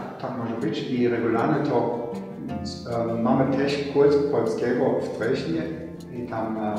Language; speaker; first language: Polish; non-native, learner; German